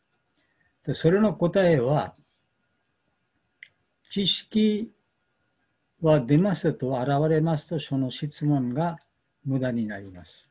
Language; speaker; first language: Japanese; non-native, learner; Bangla